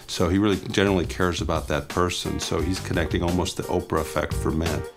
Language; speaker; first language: English; native; English